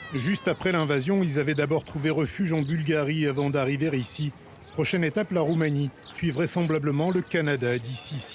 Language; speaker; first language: French; native; French